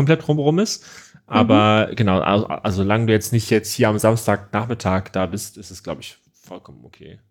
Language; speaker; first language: German; native; German